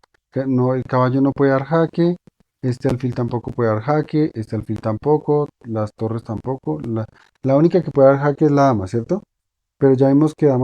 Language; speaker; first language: Spanish; native; Spanish